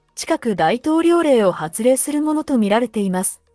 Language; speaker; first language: Japanese; non-native, fluent; English